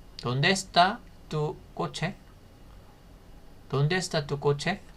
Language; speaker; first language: Spanish; non-native, fluent; Korean